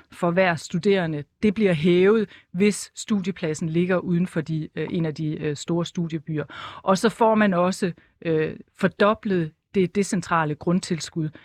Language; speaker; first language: Danish; native; Danish